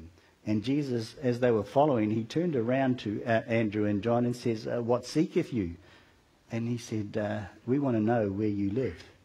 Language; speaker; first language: English; native; English